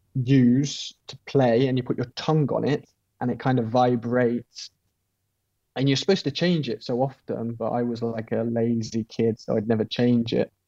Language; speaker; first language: English; native; English